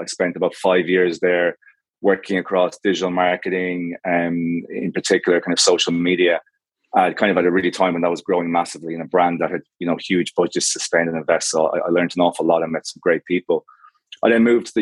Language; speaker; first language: English; native; English